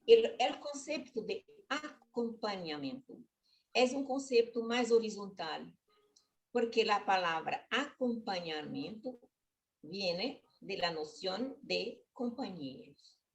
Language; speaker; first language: Spanish; non-native, learner; Portuguese